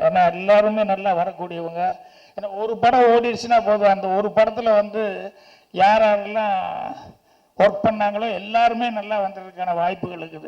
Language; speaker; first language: Tamil; native; Tamil